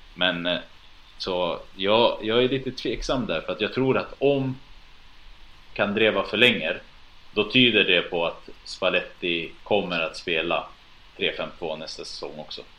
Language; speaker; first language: Swedish; early bilingual, other home language; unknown